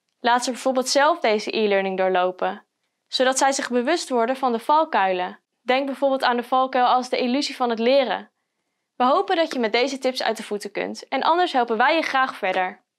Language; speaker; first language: Dutch; native; Dutch